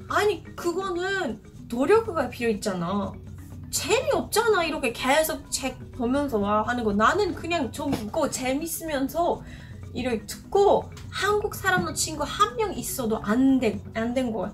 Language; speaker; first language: Korean; non-native, fluent; English